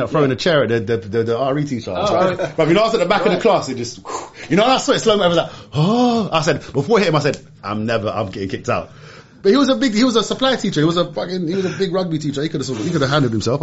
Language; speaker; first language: English; non-native, local second language; Arabic